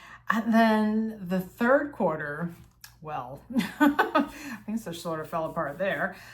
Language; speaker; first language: English; native; English